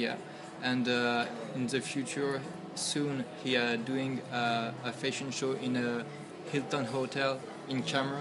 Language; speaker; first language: English; non-native, learner; French